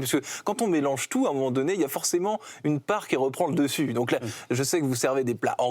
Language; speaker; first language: French; native; French